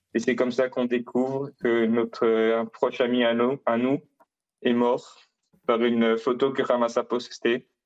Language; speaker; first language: French; non-native, fluent; Hebrew